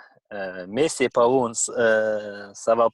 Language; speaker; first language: French; non-native, learner; Kurdish